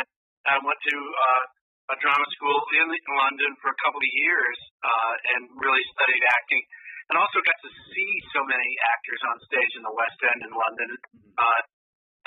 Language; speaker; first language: English; native; English